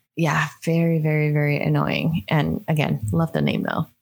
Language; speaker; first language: English; non-native, local second language; Cantonese